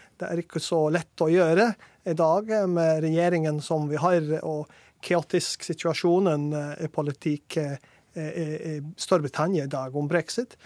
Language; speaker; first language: Norwegian; non-native, learner; English